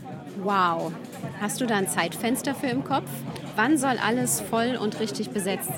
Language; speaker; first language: German; native; German